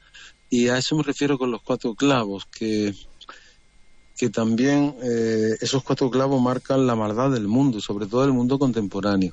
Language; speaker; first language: Spanish; native; Spanish